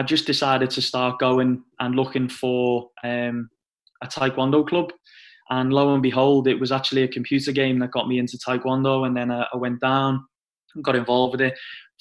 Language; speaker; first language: English; native; English